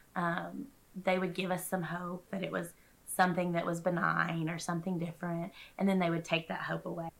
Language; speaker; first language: English; native; English